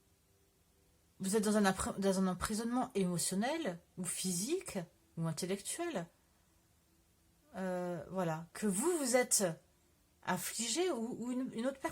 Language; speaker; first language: French; native; French